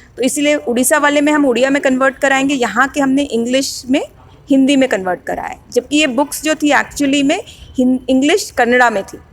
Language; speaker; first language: Hindi; native; Hindi